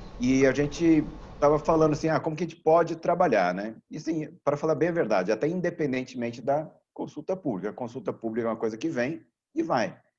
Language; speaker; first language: Portuguese; native; Portuguese